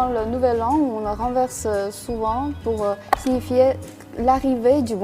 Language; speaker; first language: French; non-native, fluent; Chinese